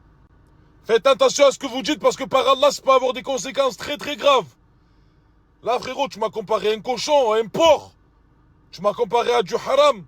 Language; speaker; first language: French; native; French